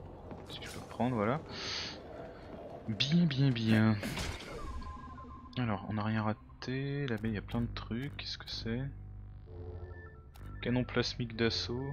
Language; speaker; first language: French; native; French